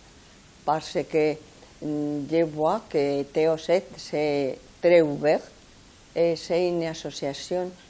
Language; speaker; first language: French; non-native, fluent; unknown